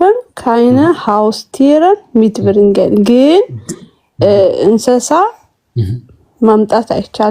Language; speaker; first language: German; non-native, learner; Amharic